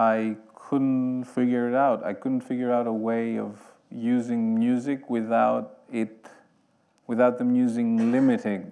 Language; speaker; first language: English; non-native, fluent; Greek